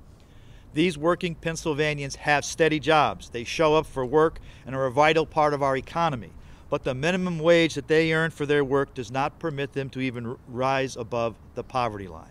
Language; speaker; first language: English; native; English